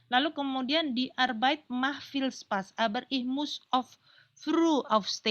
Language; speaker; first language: German; non-native, learner; Indonesian